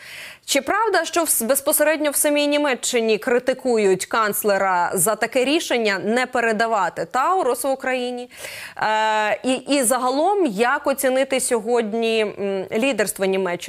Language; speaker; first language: Ukrainian; native; Ukrainian